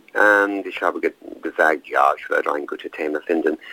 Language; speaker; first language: German; non-native, learner; English